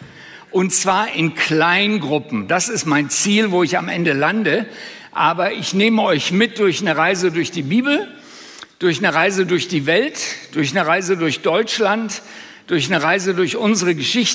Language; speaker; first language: German; native; German